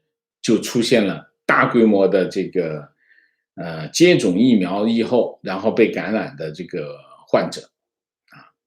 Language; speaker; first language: Chinese; native; Chinese